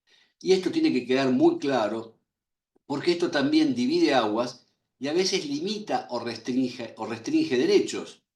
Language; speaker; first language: Spanish; native; Spanish